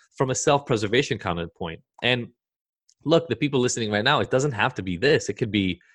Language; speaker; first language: English; early bilingual, other home language; Hebrew